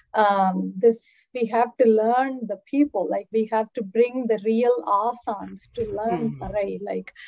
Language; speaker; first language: English; non-native, local second language; Tamil